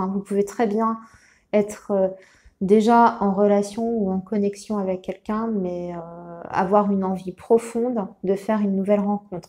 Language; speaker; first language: French; native; French